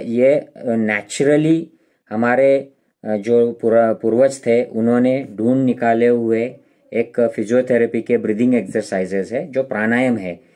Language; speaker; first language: Hindi; non-native, local second language; Marathi